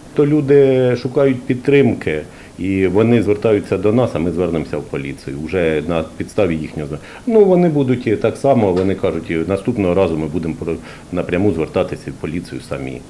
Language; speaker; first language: Ukrainian; native; Ukrainian